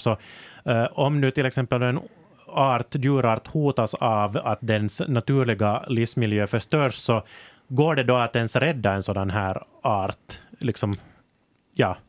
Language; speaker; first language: Swedish; native; Swedish